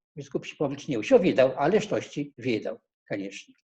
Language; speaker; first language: Polish; non-native, learner; Belarusian